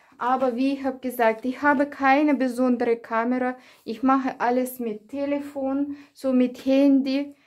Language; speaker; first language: German; non-native, learner; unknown